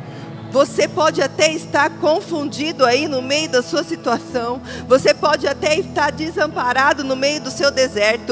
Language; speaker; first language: Portuguese; native; Portuguese